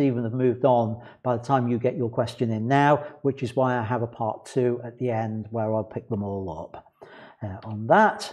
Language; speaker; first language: English; native; English